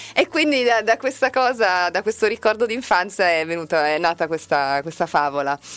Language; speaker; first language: Italian; early bilingual, other home language; Portuguese